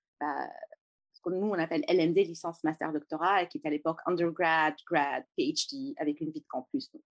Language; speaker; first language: French; native; French